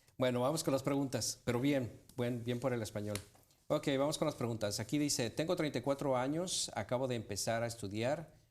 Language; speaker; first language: Spanish; native; Spanish